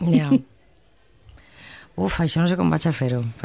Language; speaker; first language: Catalan; native; Catalan